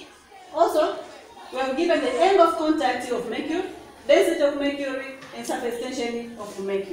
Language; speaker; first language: English; non-native, local second language; Swahili